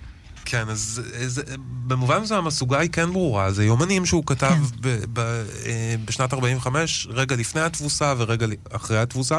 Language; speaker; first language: Hebrew; native; Hebrew